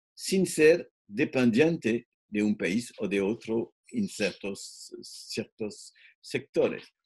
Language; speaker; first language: Spanish; non-native, fluent; French